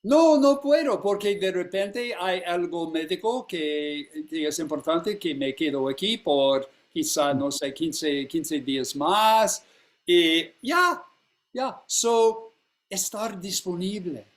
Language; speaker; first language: Spanish; non-native, fluent; English